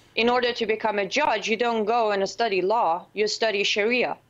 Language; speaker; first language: English; non-native, fluent; Persian